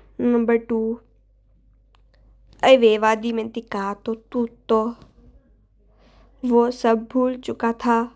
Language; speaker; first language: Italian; non-native, fluent; Urdu